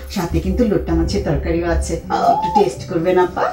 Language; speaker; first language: Bangla; non-native, fluent; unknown